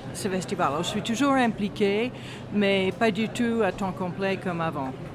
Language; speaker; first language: French; non-native, fluent; English